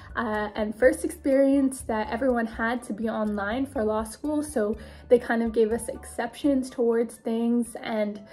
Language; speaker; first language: English; native; English